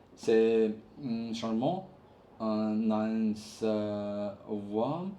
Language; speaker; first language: French; non-native, learner; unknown